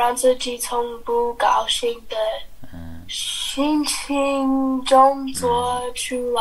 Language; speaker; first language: Chinese; non-native, learner; English